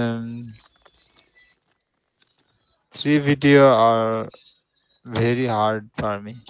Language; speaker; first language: English; non-native, learner; Bangla